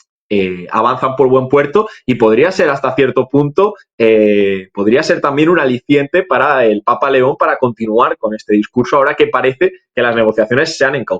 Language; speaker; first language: Spanish; native; Spanish